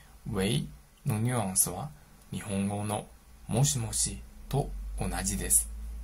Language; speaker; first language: Japanese; non-native, fluent; Chinese